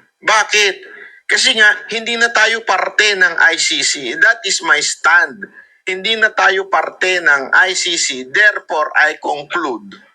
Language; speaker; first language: Filipino; native; Filipino